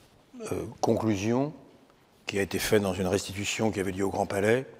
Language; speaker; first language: French; native; French